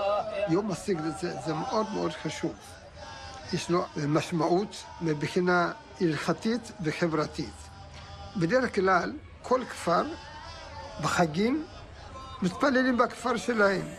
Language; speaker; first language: Hebrew; non-native, fluent; Amharic